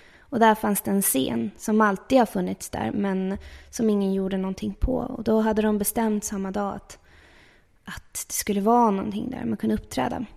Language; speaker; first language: Swedish; early bilingual, other home language; Persian